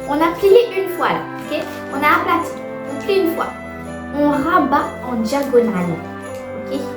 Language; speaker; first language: French; native; French